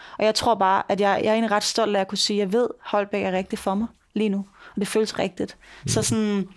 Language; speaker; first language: Danish; native; Danish